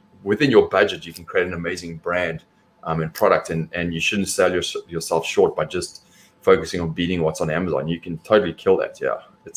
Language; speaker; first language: English; native; English